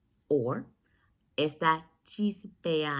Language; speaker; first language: Spanish; non-native, fluent; English